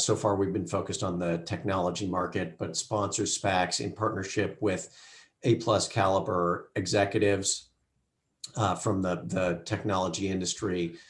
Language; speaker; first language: English; native; English